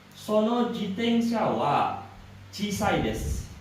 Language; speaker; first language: Japanese; non-native, learner; Indonesian